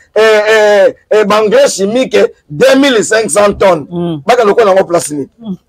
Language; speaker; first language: Lingala; native; Lingala